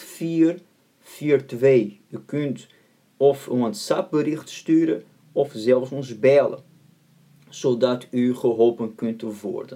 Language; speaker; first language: Dutch; non-native, fluent; Portuguese